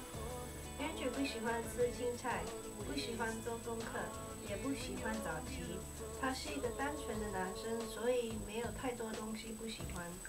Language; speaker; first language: Chinese; early bilingual, heritage; Chinese